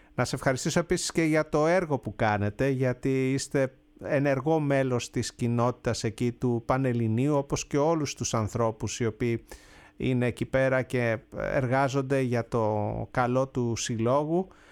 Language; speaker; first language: Greek; native; Greek